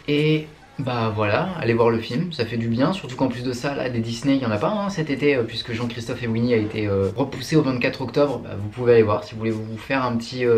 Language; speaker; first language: French; native; French